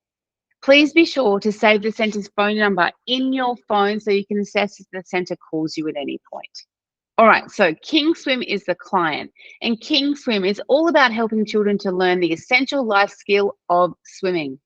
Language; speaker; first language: English; native; English